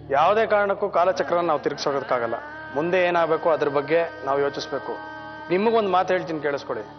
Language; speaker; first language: Kannada; native; Kannada